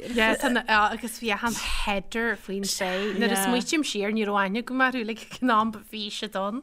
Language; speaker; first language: Irish; native; Irish